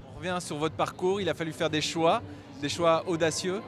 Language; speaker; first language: French; native; French